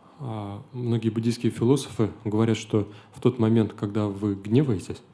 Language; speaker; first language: Russian; native; Russian